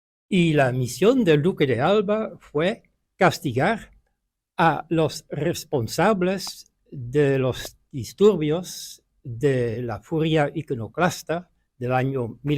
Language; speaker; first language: Spanish; non-native, fluent; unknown